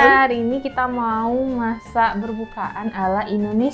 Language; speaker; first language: Indonesian; native; Indonesian